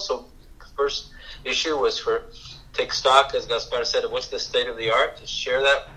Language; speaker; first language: English; native; English